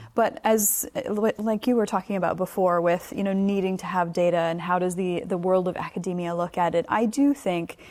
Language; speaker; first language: English; native; English